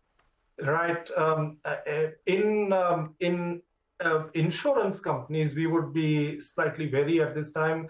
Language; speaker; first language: English; non-native, local second language; Hindi